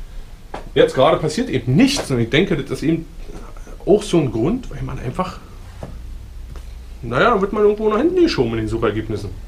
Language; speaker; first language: German; native; German